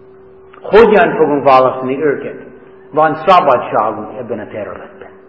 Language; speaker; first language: Hungarian; non-native, fluent; English